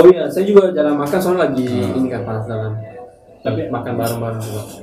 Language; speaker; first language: Indonesian; native; Indonesian